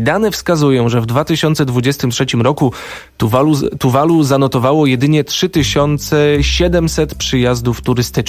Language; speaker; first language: Polish; native; Polish